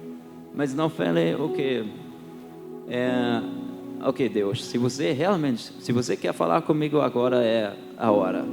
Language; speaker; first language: Portuguese; early bilingual, heritage; Portuguese